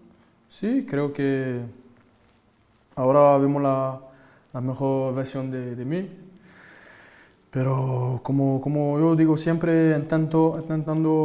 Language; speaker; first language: Spanish; non-native, fluent; French